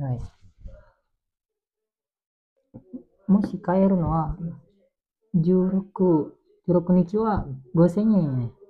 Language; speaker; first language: Japanese; non-native, learner; Indonesian